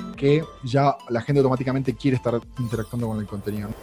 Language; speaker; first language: Spanish; native; Spanish